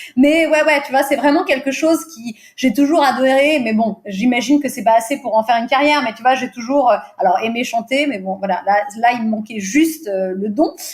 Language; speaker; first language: French; early bilingual, other home language; Portuguese